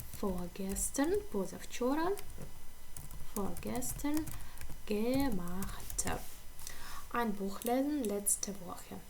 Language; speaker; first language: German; non-native, fluent; Ukrainian